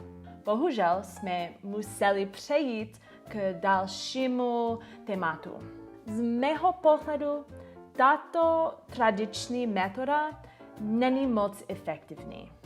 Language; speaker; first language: Czech; non-native, learner; English